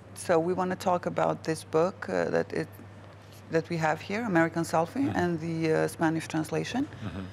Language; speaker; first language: English; non-native, fluent; Albanian